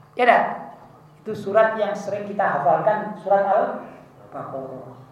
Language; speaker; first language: Indonesian; non-native, local second language; Javanese